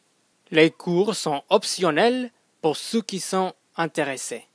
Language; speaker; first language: French; non-native, fluent; English